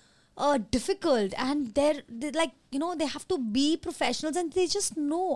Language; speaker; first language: English; non-native, local second language; Hindi